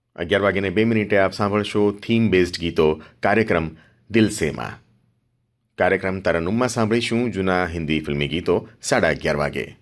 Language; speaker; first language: Gujarati; native; Gujarati